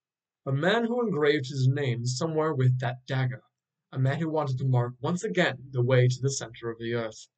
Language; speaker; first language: English; native; English